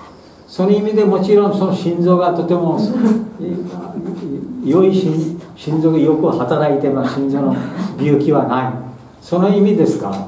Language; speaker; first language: Japanese; non-native, fluent; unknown